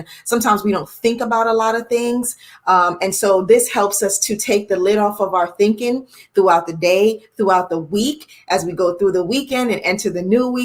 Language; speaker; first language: English; native; English